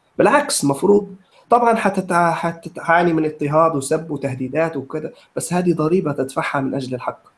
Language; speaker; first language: Arabic; native; Arabic